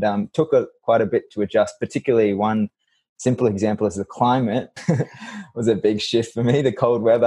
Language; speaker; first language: English; native; English